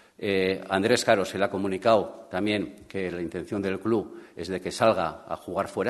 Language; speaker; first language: Spanish; native; Spanish